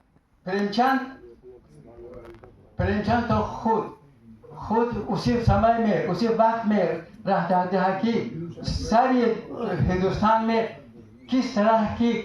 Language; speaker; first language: Hindi; non-native, fluent; Tajik